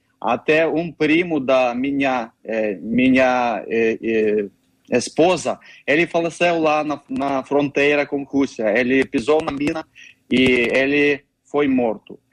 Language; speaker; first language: Portuguese; non-native, learner; Ukrainian